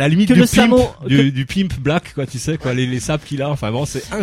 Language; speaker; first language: French; native; French